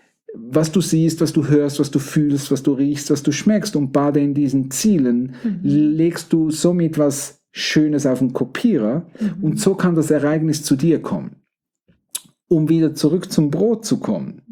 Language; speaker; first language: German; native; German